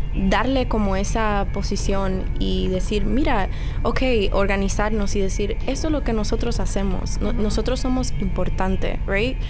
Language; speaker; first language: Spanish; early bilingual, heritage; Spanish